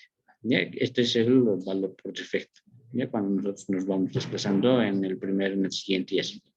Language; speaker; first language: Spanish; native; Spanish